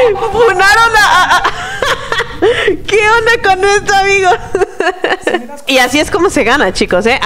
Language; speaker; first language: Spanish; native; Spanish